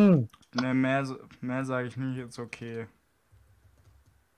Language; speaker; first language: German; native; German